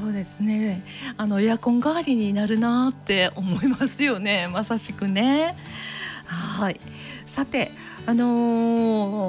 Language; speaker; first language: Japanese; native; Japanese